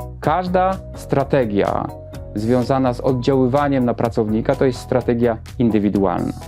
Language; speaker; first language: Polish; native; Polish